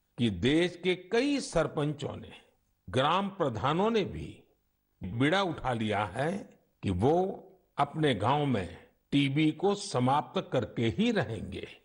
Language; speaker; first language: Hindi; non-native, local second language; Gujarati